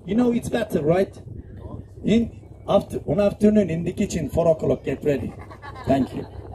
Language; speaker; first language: English; non-native, fluent; Turkish